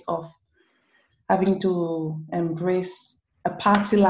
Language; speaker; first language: English; non-native, local second language; French